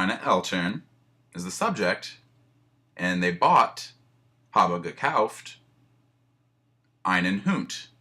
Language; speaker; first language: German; non-native, learner; English